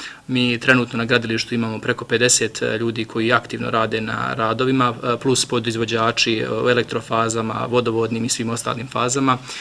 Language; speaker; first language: Bosnian; native; Bosnian